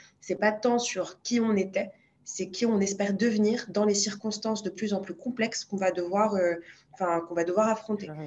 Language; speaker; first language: French; non-native, local second language; Arabic